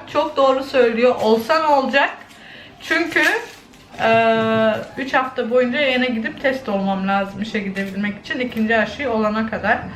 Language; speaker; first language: Turkish; early bilingual, heritage; Turkish